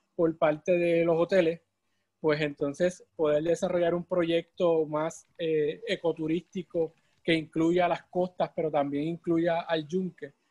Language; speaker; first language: Spanish; native; Spanish